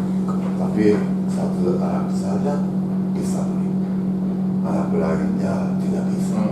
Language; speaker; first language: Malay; non-native, learner; Japanese